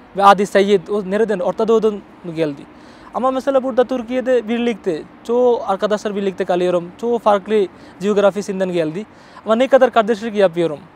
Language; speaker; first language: Turkish; non-native, learner; Bangla